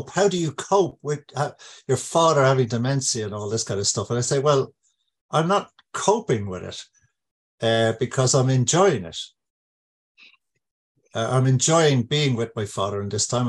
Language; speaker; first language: English; native; English